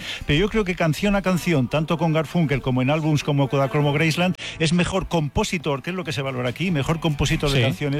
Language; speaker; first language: Spanish; native; Spanish